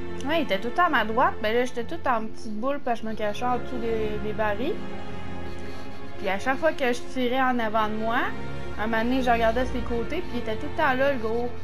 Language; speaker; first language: French; native; French